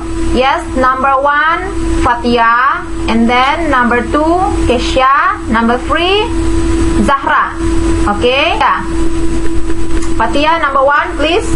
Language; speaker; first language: English; non-native, fluent; Indonesian